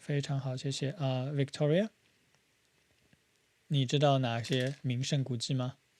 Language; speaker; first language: Chinese; non-native, fluent; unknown